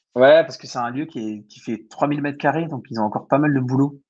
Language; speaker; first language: French; native; French